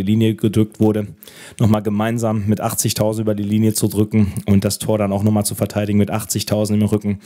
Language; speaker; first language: German; native; German